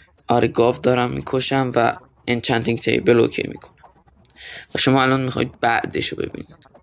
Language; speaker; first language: Persian; native; Persian